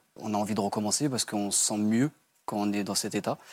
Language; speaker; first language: French; native; French